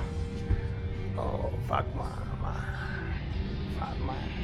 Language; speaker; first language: English; non-native, learner; Japanese